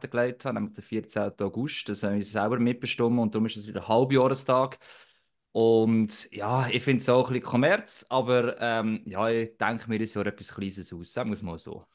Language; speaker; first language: German; native; German